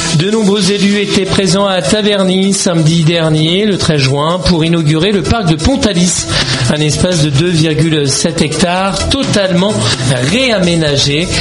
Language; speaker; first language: French; native; French